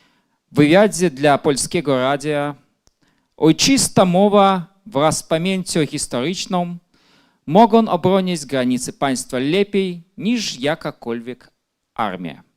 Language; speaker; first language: Polish; non-native, fluent; Belarusian